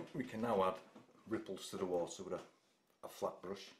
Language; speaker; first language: English; native; English